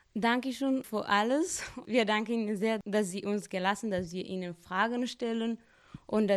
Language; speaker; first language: German; non-native, learner; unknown